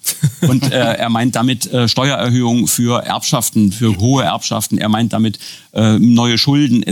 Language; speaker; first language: German; native; German